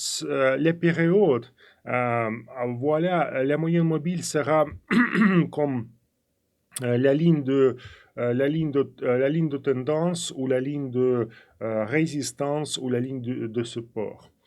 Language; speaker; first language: French; non-native, fluent; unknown